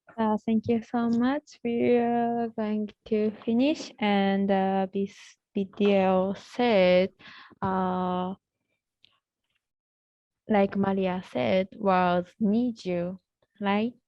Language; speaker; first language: English; non-native, learner; Japanese